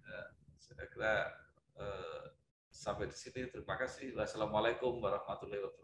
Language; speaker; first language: Indonesian; native; Indonesian